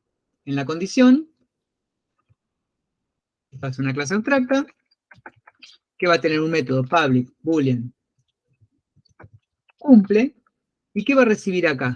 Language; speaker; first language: Spanish; native; Spanish